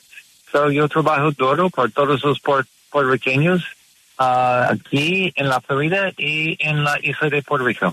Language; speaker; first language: Spanish; non-native, learner; English